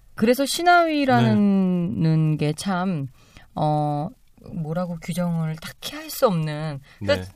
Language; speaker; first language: Korean; native; Korean